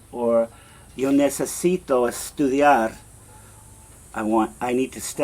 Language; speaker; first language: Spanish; non-native, fluent; English